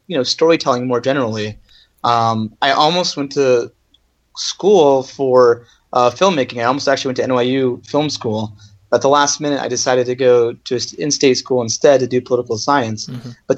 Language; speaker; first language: English; native; English